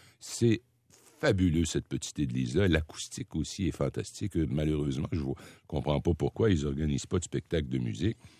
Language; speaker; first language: French; native; French